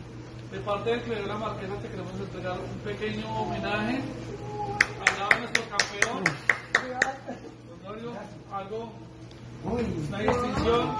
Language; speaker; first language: Spanish; native; Spanish